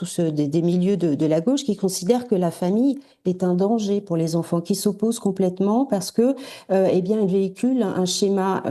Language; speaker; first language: French; native; French